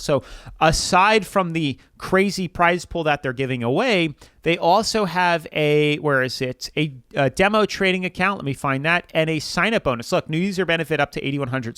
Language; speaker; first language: English; native; English